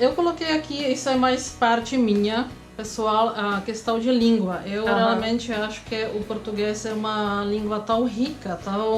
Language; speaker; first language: Portuguese; non-native, fluent; Czech